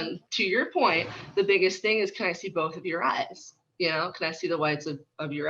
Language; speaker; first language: English; native; English